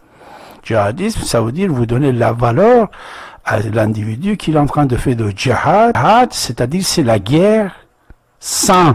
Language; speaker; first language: French; non-native, fluent; Persian